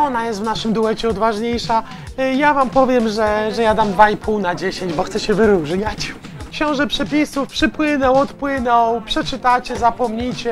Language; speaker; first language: Polish; native; Polish